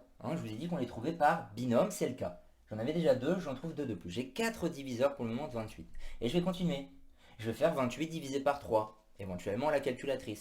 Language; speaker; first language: French; native; French